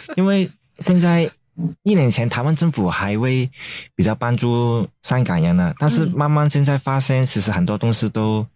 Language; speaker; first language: Chinese; non-native, fluent; Cantonese